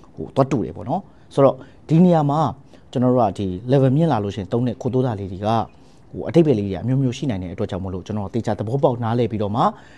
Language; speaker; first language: Burmese; native; Burmese